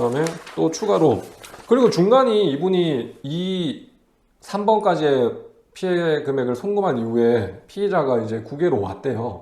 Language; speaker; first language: Korean; native; Korean